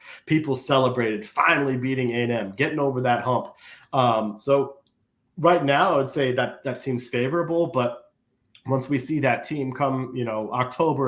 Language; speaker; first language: English; native; English